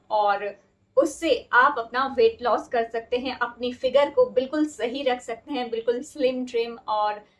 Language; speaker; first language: Hindi; native; Hindi